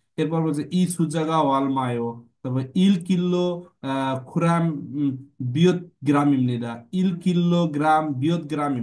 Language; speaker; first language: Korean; non-native, fluent; Bangla